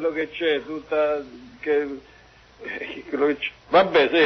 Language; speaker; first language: Italian; native; Italian